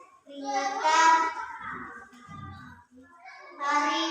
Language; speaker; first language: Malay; non-native, local second language; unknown